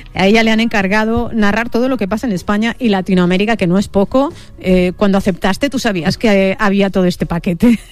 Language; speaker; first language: Spanish; native; Spanish